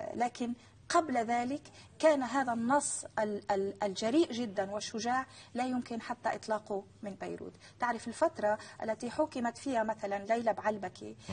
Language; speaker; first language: Arabic; native; Arabic